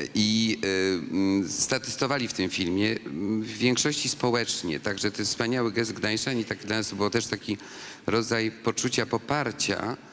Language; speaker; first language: Polish; native; Polish